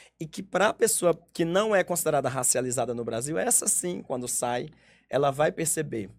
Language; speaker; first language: Portuguese; native; Portuguese